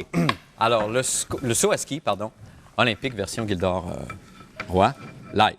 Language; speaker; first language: French; native; French